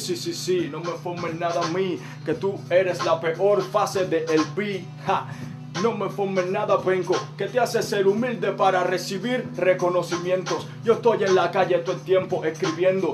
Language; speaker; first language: Spanish; native; Spanish